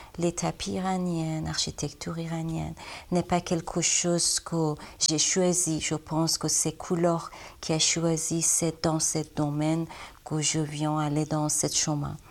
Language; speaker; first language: French; non-native, learner; Persian